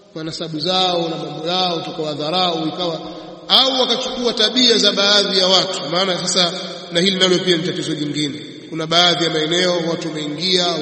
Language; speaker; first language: Swahili; native; Swahili